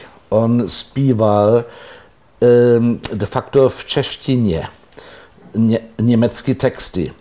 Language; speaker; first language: Czech; non-native, fluent; German